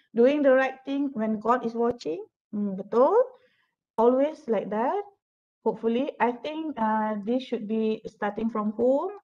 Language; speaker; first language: English; non-native, local second language; Malay